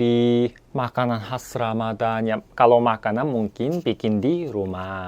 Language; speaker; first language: Indonesian; non-native, fluent; Korean